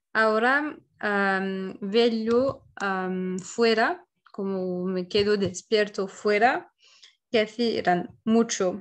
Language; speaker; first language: Spanish; non-native, learner; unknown